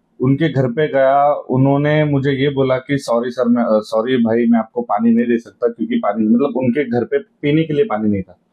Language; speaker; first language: Hindi; non-native, local second language; Marathi